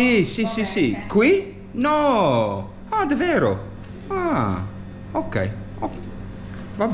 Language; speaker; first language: Italian; non-native, learner; English